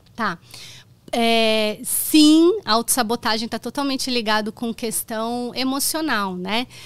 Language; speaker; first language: Portuguese; native; Portuguese